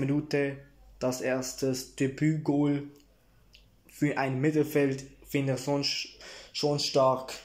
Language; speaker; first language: German; early bilingual, heritage; Italian